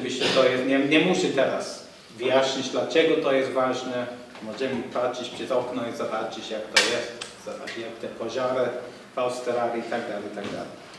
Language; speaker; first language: Polish; non-native, fluent; English